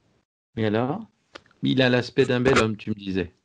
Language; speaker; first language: French; native; French